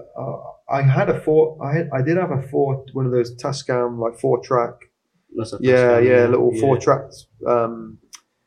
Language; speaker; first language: English; native; English